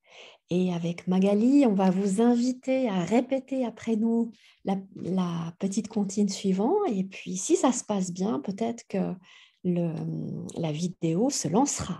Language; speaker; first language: French; native; French